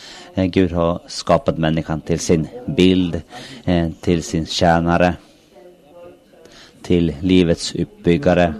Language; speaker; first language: Swedish; non-native, local second language; Finnish